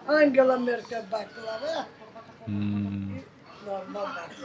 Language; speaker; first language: Turkish; non-native, local second language; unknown